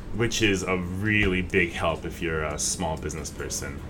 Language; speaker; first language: English; native; English